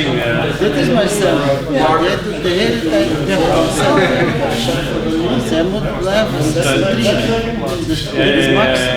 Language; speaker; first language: Dutch; non-native, learner; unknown